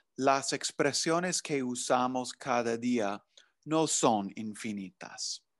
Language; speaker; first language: Spanish; non-native, fluent; English